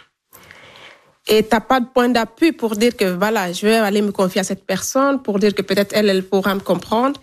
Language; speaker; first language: French; non-native, local second language; Fula